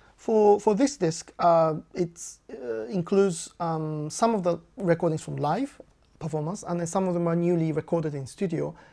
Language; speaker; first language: English; non-native, fluent; Japanese